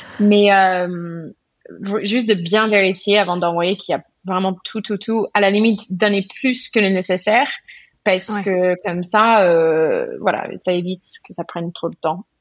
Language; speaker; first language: French; non-native, fluent; English